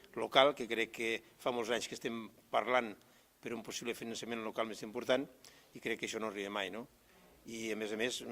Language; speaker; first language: Catalan; native; Catalan